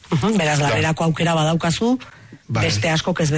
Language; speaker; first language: Basque; native; Basque